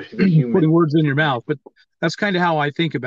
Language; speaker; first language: English; native; English